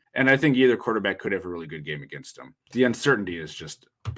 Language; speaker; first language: English; native; English